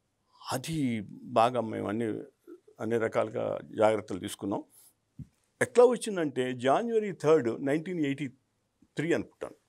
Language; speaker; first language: Telugu; native; Telugu